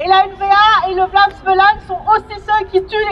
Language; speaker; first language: French; native; French